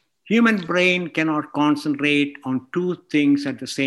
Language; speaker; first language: English; non-native, local second language; Malayalam